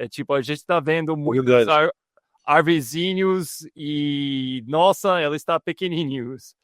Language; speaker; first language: Portuguese; non-native, fluent; English